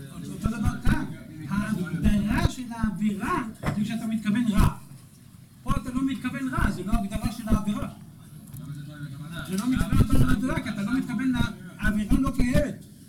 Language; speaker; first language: Hebrew; native; Hebrew